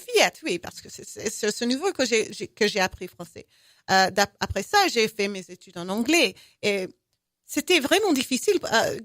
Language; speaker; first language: French; non-native, fluent; English